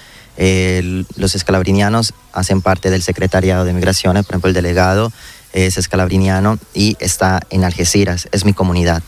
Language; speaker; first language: Spanish; native; Spanish